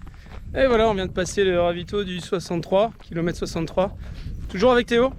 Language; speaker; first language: French; native; French